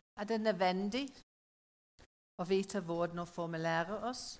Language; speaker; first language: Norwegian; non-native, learner; English